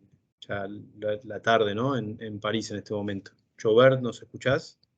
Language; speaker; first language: Spanish; native; Spanish